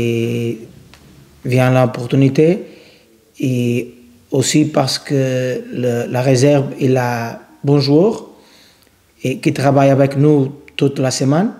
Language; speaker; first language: French; non-native, learner; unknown